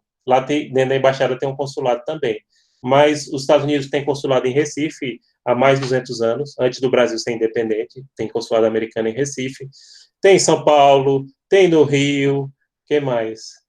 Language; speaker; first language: Portuguese; native; Portuguese